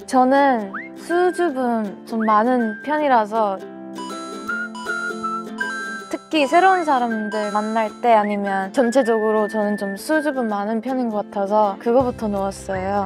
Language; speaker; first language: Korean; early bilingual, heritage; Korean